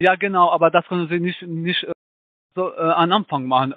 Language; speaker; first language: German; non-native, fluent; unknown